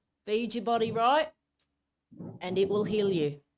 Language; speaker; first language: English; native; English